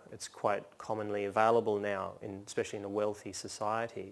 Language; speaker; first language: English; native; English